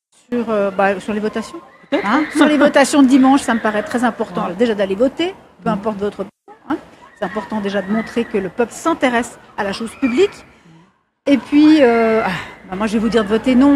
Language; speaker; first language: French; native; French